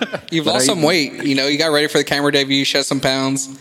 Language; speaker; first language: English; early bilingual, other home language; Spanish